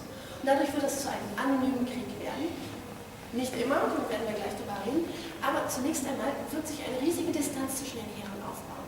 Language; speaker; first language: German; native; German